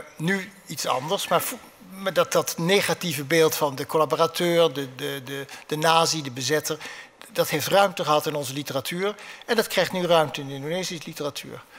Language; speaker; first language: Dutch; native; Dutch